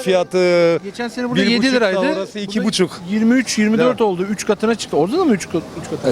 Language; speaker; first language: Turkish; early bilingual, heritage; Turkish